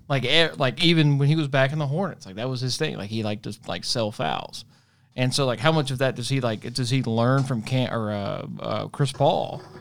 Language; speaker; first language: English; native; English